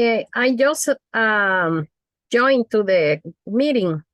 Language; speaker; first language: English; non-native, learner; Spanish